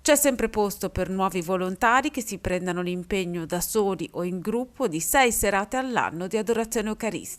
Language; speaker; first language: Italian; native; Italian